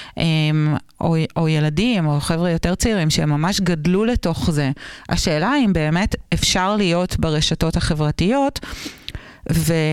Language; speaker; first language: Hebrew; native; Hebrew